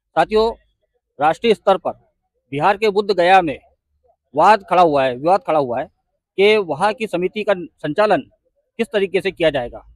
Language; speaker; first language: Hindi; non-native, local second language; Marathi